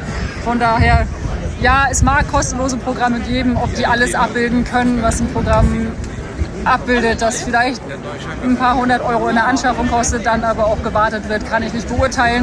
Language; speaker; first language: German; native; German